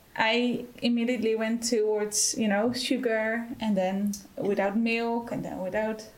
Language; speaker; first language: English; non-native, fluent; Dutch